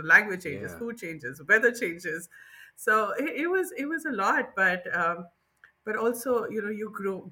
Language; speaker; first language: English; non-native, local second language; Bangla